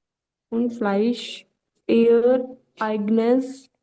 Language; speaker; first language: German; non-native, learner; Hindi